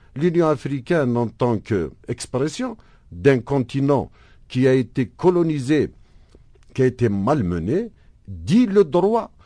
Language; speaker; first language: French; non-native, local second language; Arabic